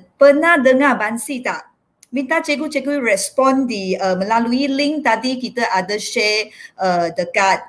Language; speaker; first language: Malay; non-native, local second language; Chinese